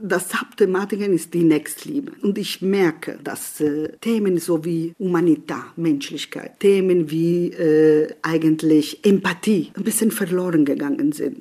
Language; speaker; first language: German; non-native, fluent; Italian